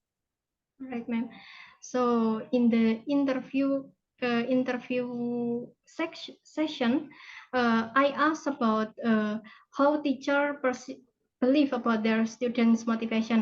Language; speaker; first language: English; non-native, fluent; Indonesian